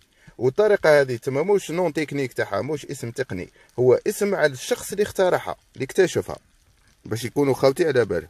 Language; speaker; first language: Arabic; native; Arabic